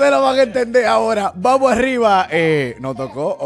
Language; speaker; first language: Spanish; native; Spanish